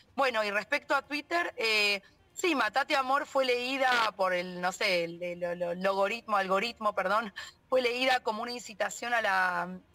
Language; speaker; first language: Spanish; native; Spanish